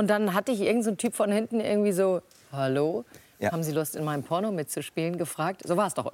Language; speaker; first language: German; native; German